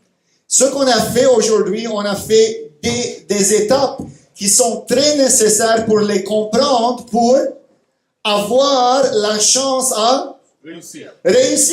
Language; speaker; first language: French; non-native, fluent; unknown